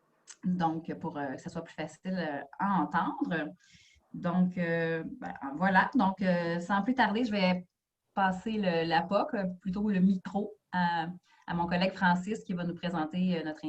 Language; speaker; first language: French; native; French